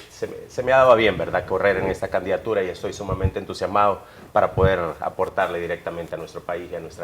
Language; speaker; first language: Spanish; native; Spanish